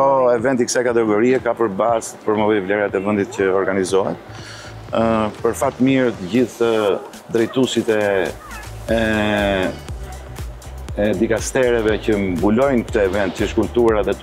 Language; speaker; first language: Albanian; native; Albanian